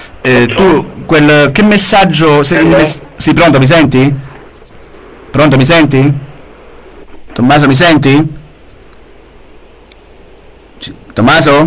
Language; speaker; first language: Italian; native; Italian